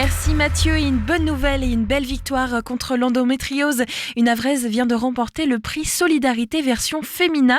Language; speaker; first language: French; native; French